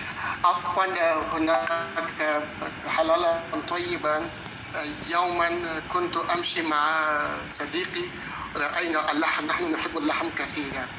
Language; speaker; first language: Arabic; non-native, fluent; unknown